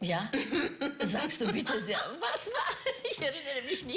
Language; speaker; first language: German; non-native, fluent; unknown